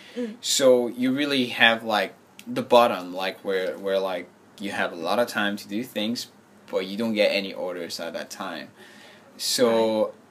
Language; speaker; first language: English; non-native, fluent; French